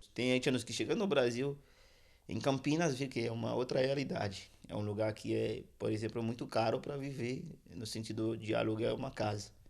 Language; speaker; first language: Portuguese; non-native, fluent; Haitian Creole